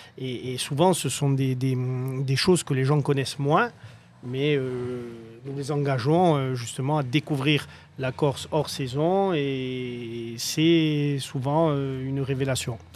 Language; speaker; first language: French; native; French